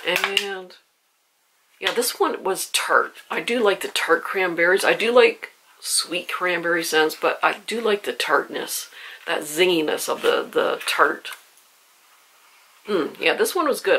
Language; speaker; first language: English; native; English